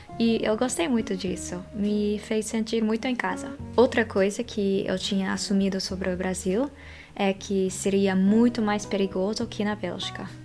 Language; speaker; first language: Portuguese; non-native, fluent; Dutch